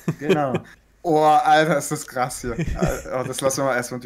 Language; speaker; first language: German; native; German